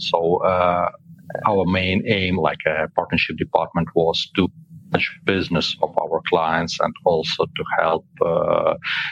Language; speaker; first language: English; non-native, fluent; Ukrainian